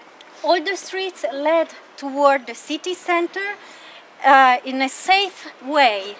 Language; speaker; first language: English; non-native, fluent; French